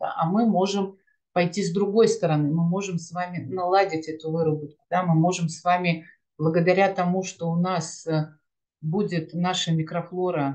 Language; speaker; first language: Russian; native; Russian